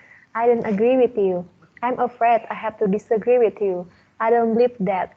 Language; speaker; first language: English; non-native, learner; Indonesian